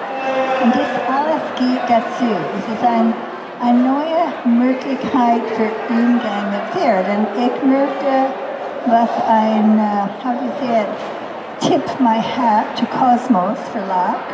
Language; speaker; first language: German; non-native, fluent; English